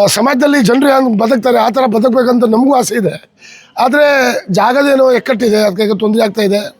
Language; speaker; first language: Kannada; non-native, local second language; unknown